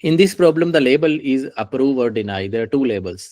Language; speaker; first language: English; non-native, local second language; Punjabi